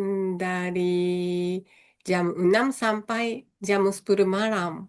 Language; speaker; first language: Indonesian; non-native, learner; Japanese